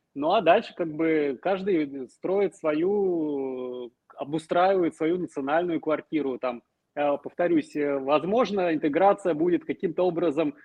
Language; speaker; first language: Russian; native; Russian